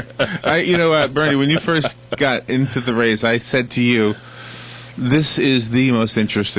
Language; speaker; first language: English; native; English